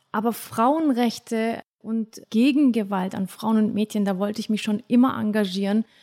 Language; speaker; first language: German; early bilingual, other home language; Turkish